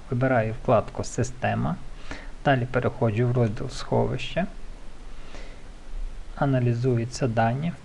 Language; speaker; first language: Ukrainian; native; Ukrainian